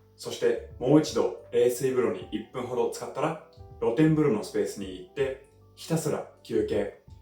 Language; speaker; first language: Japanese; non-native, fluent; English